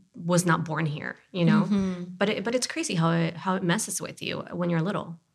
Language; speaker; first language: English; native; English